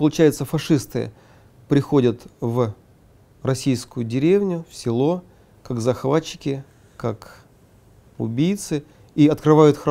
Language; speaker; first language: Russian; native; Russian